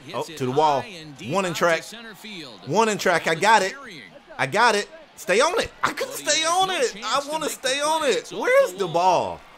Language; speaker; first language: English; native; English